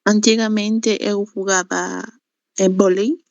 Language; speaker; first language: Portuguese; non-native, learner; Spanish